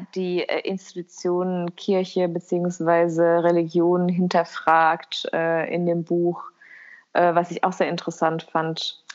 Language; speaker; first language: German; early bilingual, other home language; Albanian